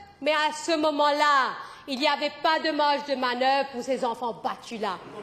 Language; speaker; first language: French; non-native, local second language; Morisyen